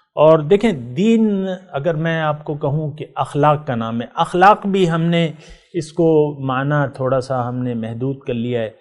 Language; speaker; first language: Urdu; non-native, local second language; Pashto